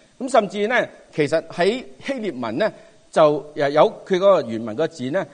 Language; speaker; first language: Cantonese; native; Cantonese